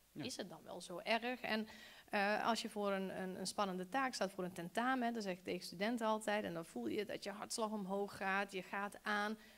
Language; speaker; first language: Dutch; early bilingual, other home language; Bosnian